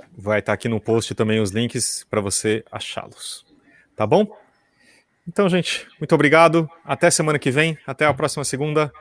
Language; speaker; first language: Portuguese; native; Portuguese